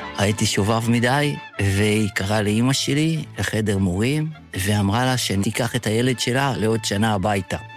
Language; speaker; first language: Hebrew; early bilingual, other home language; Yiddish